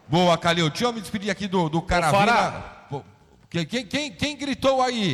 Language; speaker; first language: Portuguese; native; Portuguese